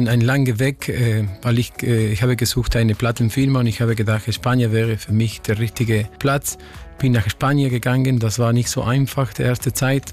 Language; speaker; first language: German; non-native, fluent; Spanish